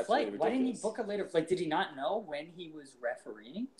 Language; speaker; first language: English; native; English